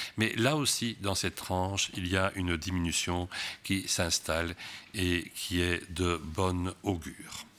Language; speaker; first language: French; native; French